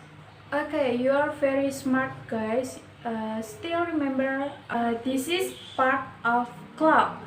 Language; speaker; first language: English; non-native, learner; Indonesian